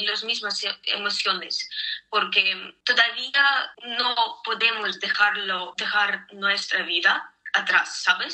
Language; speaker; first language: Spanish; non-native, learner; Ukrainian